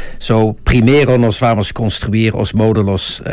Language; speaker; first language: Portuguese; non-native, fluent; Dutch